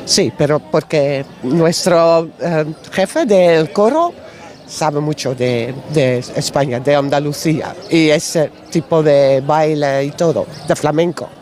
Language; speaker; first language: Spanish; non-native, learner; Dutch